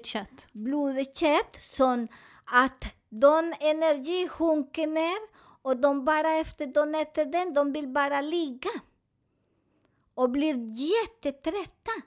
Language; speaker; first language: Swedish; non-native, learner; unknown